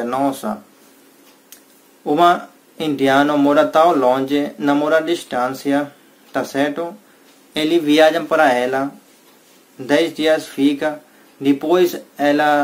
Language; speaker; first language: Portuguese; non-native, learner; Hindi